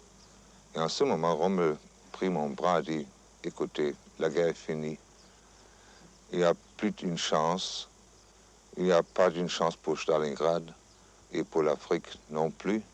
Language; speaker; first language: French; non-native, fluent; German